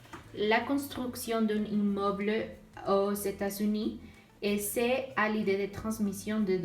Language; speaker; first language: French; non-native, learner; Spanish